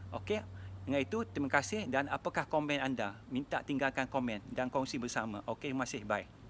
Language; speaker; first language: Malay; non-native, local second language; Min Nan Chinese